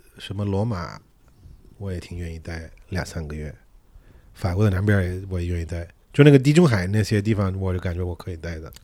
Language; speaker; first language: Chinese; non-native, fluent; English